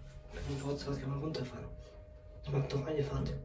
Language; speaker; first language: German; non-native, local second language; Luxembourgish